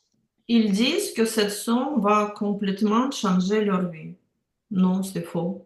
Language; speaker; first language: French; non-native, learner; Ukrainian